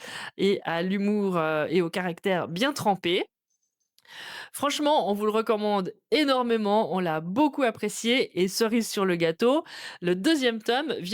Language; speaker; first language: French; native; French